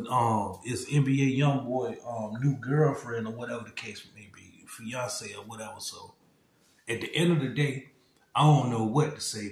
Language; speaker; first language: English; native; English